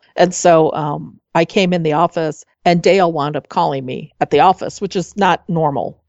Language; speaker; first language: English; native; English